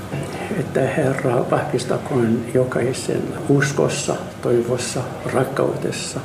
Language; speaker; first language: Finnish; non-native, fluent; Arabic